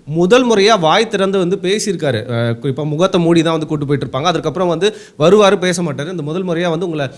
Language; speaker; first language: Tamil; native; Tamil